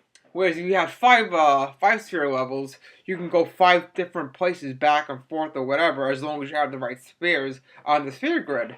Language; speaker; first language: English; native; English